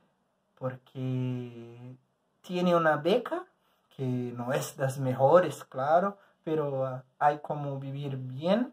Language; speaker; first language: Spanish; non-native, learner; Portuguese